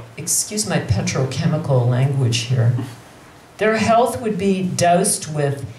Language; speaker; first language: English; native; English